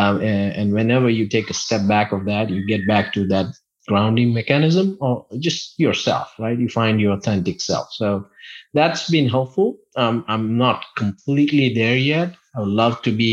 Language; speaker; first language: English; non-native, local second language; Gujarati